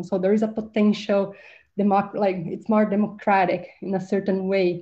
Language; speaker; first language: English; non-native, fluent; Portuguese